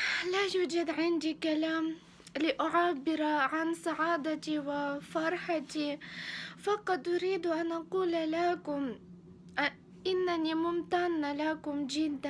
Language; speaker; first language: Arabic; non-native, fluent; Ukrainian